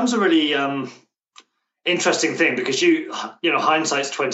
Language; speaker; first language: English; native; English